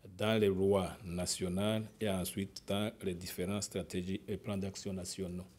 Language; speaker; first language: French; non-native, local second language; Rundi